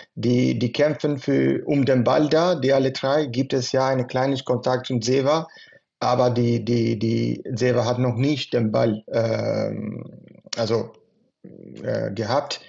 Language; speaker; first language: German; non-native, fluent; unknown